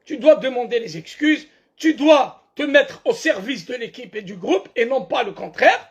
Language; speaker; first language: French; non-native, local second language; Arabic